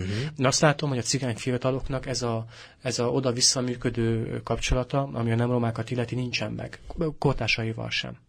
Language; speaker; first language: Hungarian; native; Hungarian